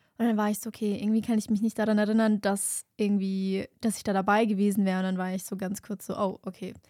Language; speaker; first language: German; native; German